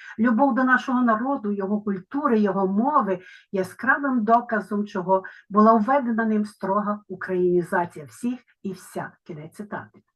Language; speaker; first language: Ukrainian; native; Ukrainian